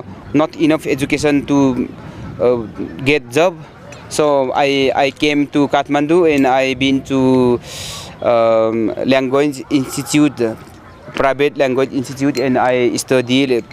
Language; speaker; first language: English; non-native, learner; Nepali